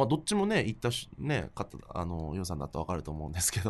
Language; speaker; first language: Japanese; native; Japanese